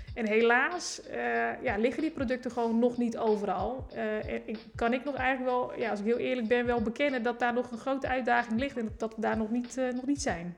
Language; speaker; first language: Dutch; native; Dutch